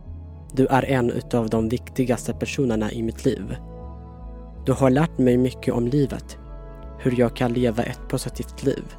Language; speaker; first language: Swedish; non-native, fluent; Tigrinya